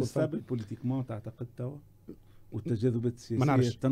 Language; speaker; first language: Arabic; native; Arabic